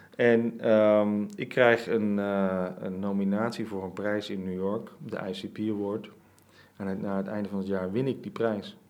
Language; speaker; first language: Dutch; native; Dutch